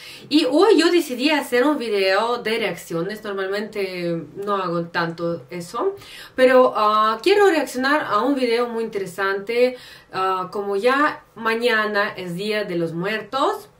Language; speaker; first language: Spanish; non-native, fluent; Russian